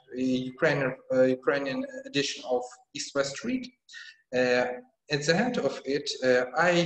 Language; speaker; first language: English; non-native, fluent; Ukrainian